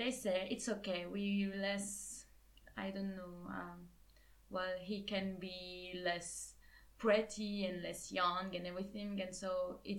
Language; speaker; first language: English; non-native, fluent; French